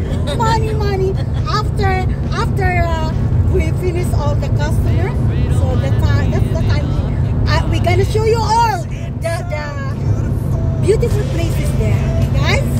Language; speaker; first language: English; non-native, learner; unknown